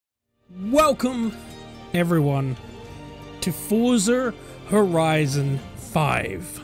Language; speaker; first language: English; native; English